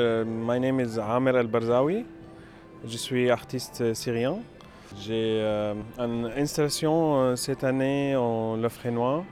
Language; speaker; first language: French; non-native, learner; Arabic